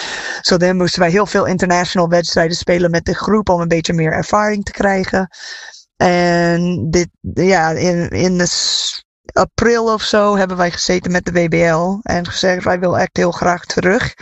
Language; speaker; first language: Dutch; non-native, fluent; English